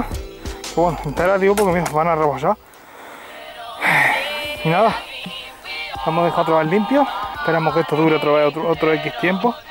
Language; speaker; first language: Spanish; native; Spanish